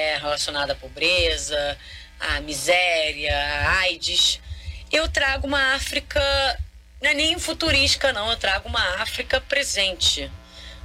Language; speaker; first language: Portuguese; non-native, local second language; Kabuverdianu